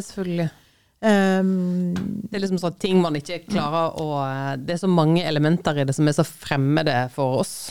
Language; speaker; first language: Norwegian; native; Norwegian